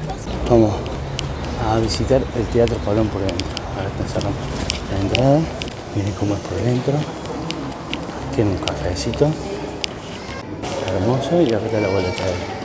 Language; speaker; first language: Spanish; native; Spanish